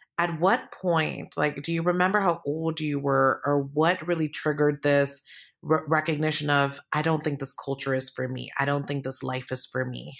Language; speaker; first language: English; native; English